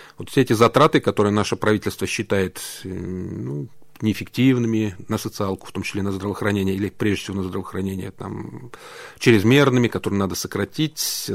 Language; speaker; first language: Russian; native; Russian